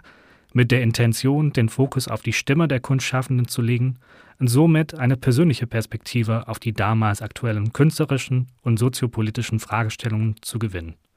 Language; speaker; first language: German; non-native, fluent; English